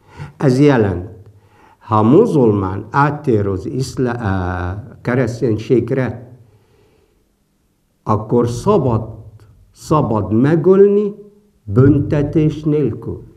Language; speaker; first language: Hungarian; non-native, fluent; Arabic